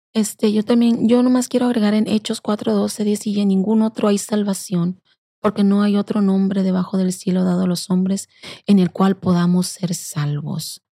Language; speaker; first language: Spanish; native; Spanish